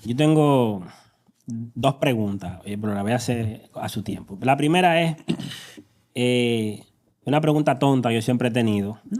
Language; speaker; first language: Spanish; native; Spanish